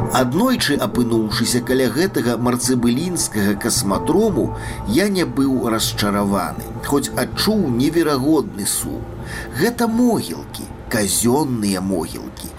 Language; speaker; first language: Belarusian; native; Belarusian